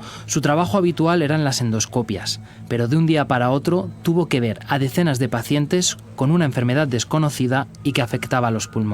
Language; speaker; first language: Spanish; native; Spanish